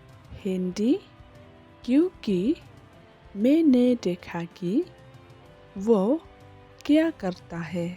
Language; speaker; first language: Hindi; non-native, learner; Khasi